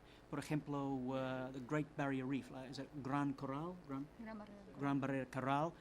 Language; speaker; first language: Spanish; non-native, fluent; English